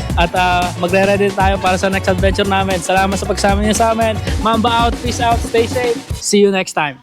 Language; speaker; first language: Filipino; native; Filipino